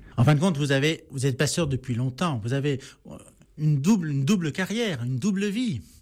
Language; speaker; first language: French; native; French